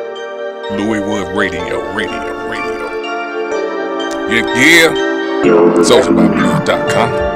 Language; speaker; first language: English; native; English